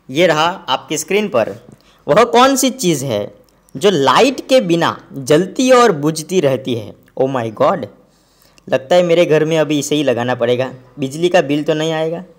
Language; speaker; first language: Hindi; non-native, local second language; Gujarati